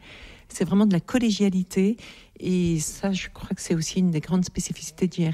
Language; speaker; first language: French; native; French